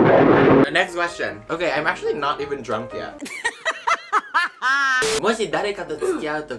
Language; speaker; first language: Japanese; early bilingual, heritage; English